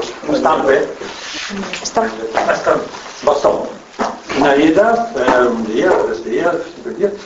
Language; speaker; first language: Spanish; non-native, learner; Italian